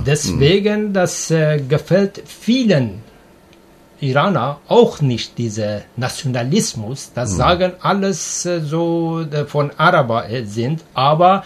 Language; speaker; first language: German; non-native, learner; Persian